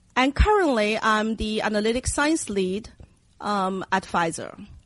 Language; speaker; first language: English; non-native, fluent; Chinese